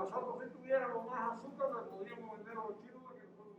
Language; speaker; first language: Spanish; native; Spanish